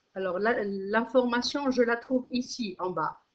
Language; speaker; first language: French; non-native, local second language; Arabic